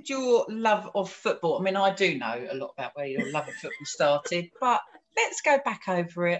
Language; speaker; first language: English; native; English